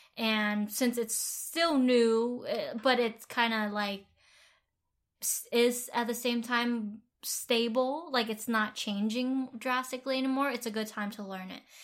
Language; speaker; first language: English; early bilingual, other home language; Vietnamese